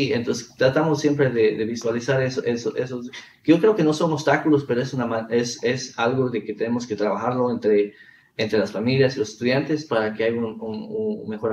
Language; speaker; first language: Spanish; early bilingual, heritage; Spanish